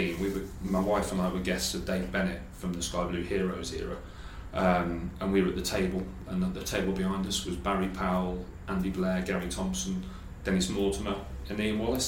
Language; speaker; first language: English; native; English